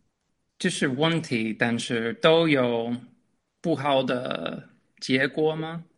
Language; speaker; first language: Chinese; non-native, fluent; English